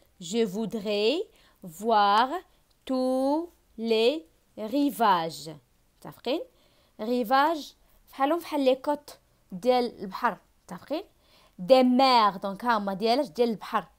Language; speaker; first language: French; non-native, fluent; Arabic